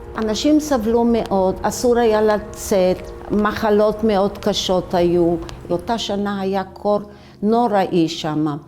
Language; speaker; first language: Hebrew; early bilingual, other home language; Romanian